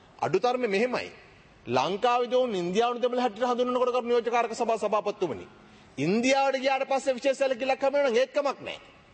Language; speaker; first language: Sinhala; native; Sinhala